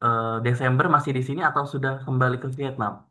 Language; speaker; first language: Indonesian; native; Indonesian